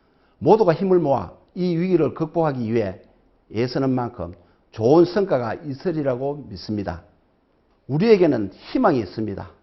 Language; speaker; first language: Korean; native; Korean